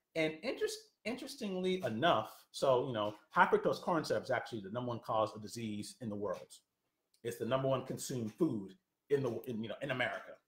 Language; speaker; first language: English; native; English